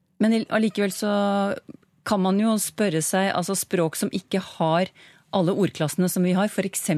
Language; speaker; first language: Norwegian; native; Norwegian